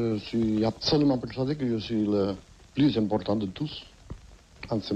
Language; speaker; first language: French; non-native, fluent; Catalan